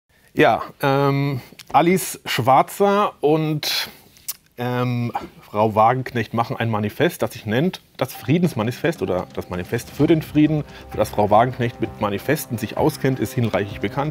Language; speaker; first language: German; native; German